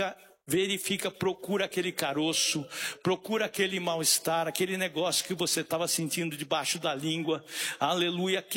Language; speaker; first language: Portuguese; native; Portuguese